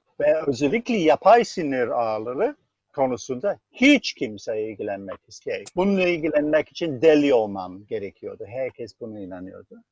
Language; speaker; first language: Turkish; non-native, fluent; English